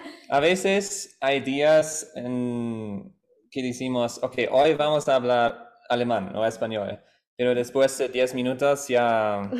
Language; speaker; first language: Spanish; non-native, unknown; German